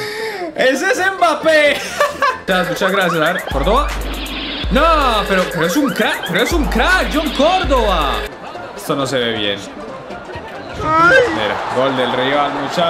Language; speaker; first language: Spanish; native; Spanish